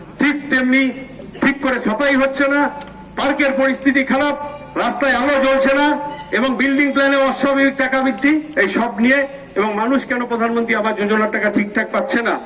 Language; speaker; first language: Bangla; native; Bangla